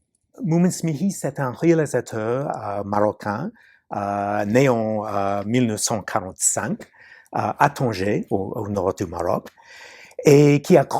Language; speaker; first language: French; non-native, fluent; English